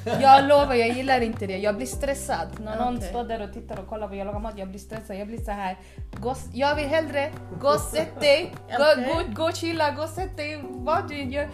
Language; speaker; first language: Swedish; early bilingual, other home language; Spanish